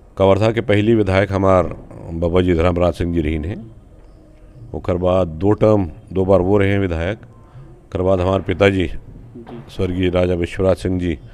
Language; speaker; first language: Hindi; native; Hindi